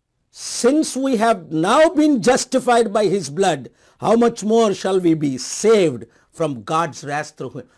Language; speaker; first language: English; non-native, local second language; Telugu